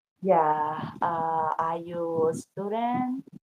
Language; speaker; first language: English; non-native, learner; Khmer